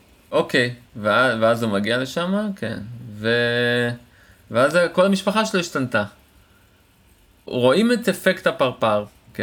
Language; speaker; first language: Hebrew; native; Hebrew